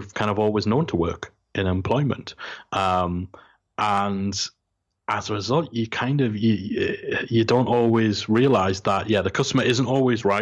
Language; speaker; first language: English; native; English